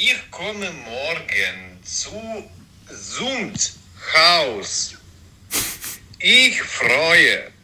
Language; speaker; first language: German; non-native, learner; Russian